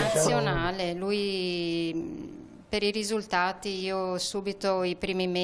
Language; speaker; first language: Italian; native; Italian